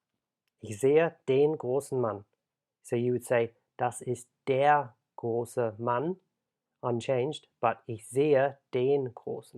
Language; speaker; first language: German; non-native, fluent; English